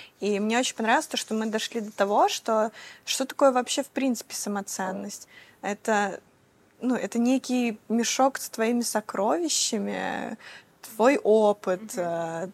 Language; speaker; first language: Russian; native; Russian